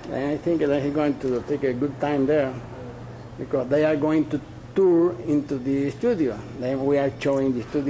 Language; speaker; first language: English; non-native, learner; Spanish